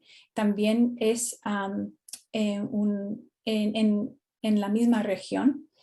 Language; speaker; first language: Spanish; non-native, fluent; English